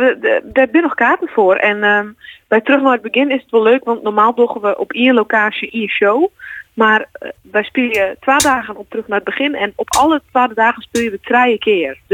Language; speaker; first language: Dutch; non-native, local second language; Western Frisian